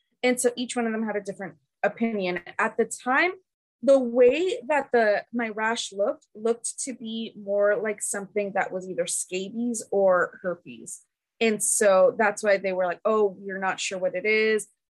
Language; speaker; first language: English; early bilingual, other home language; Spanish